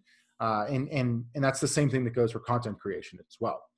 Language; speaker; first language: English; native; English